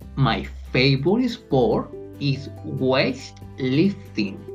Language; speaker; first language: English; non-native, learner; Spanish